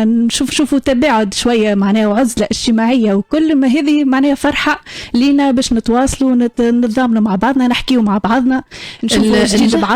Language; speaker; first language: Arabic; native; Arabic